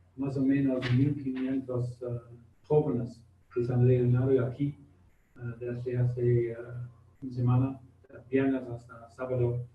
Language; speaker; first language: Spanish; non-native, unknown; Dutch